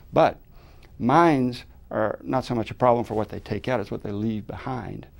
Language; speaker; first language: English; native; English